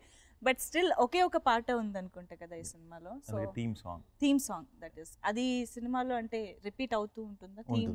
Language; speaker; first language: Telugu; native; Telugu